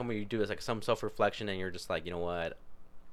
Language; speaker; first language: English; native; English